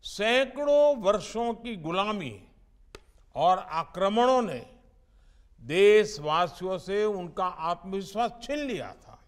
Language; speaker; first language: Hindi; non-native, local second language; Gujarati